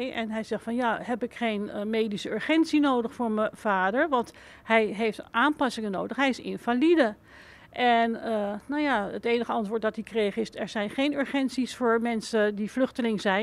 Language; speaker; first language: Dutch; native; Dutch